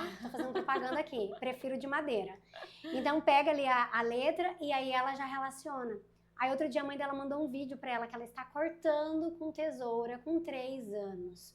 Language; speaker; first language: Portuguese; native; Portuguese